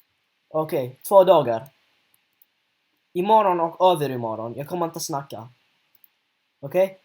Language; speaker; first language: Swedish; early bilingual, other home language; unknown